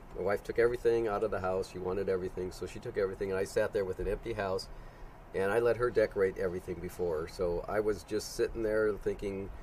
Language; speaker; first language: English; native; English